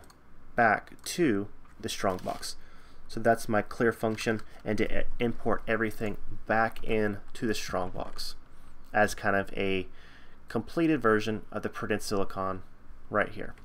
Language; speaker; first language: English; native; English